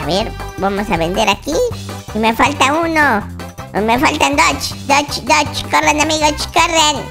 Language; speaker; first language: Spanish; native; Spanish